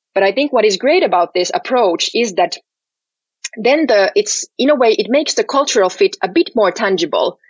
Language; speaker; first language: English; non-native, fluent; Finnish